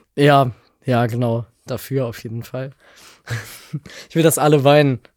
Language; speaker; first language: German; native; German